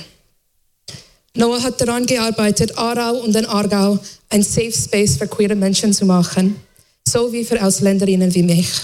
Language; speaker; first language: German; non-native, fluent; English